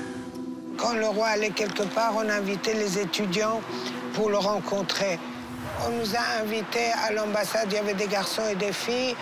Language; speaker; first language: French; non-native, fluent; Persian